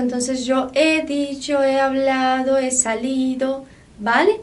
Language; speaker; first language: Spanish; non-native, fluent; Portuguese